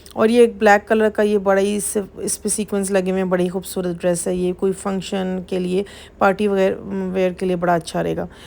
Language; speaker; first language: Urdu; native; Urdu